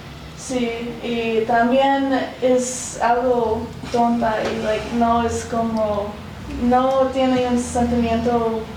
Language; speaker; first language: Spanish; non-native, learner; English